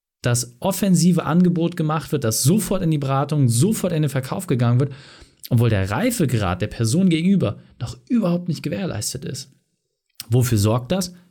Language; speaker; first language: German; native; German